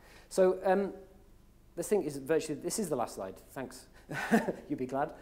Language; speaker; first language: English; native; English